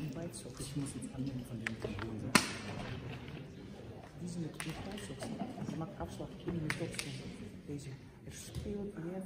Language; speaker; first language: German; non-native, learner; Dutch